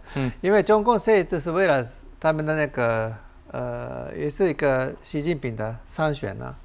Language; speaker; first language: Chinese; non-native, fluent; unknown